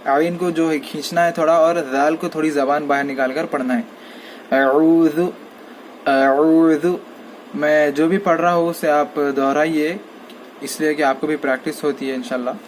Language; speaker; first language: Urdu; native; Urdu